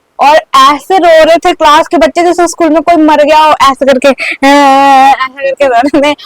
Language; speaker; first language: Hindi; non-native, local second language; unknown